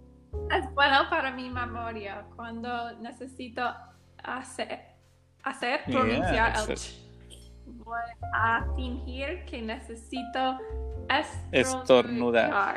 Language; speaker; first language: Spanish; non-native, learner; English